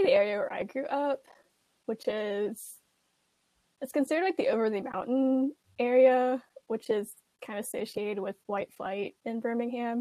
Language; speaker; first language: English; native; English